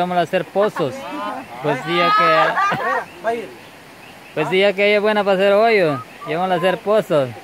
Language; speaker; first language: Spanish; native; Spanish